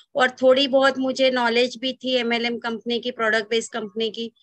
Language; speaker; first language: Hindi; non-native, local second language; Gujarati